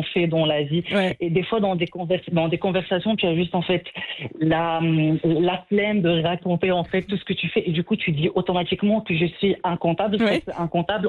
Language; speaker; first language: French; non-native, local second language; Arabic